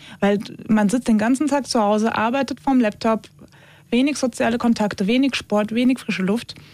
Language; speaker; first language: German; early bilingual, other home language; Turkish